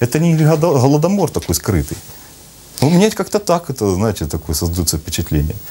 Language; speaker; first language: Russian; native; Russian